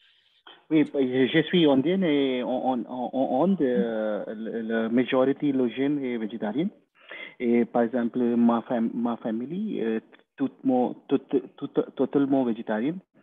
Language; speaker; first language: French; non-native, learner; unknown